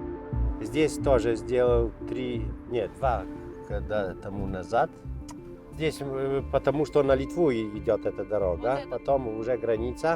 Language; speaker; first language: Russian; non-native, fluent; Lithuanian